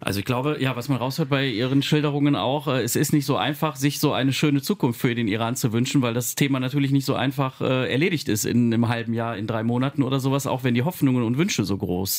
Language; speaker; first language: German; native; German